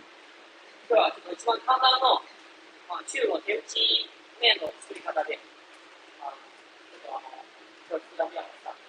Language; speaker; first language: Japanese; non-native, fluent; Chinese